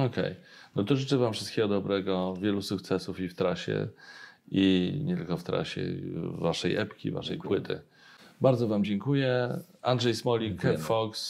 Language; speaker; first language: Polish; native; Polish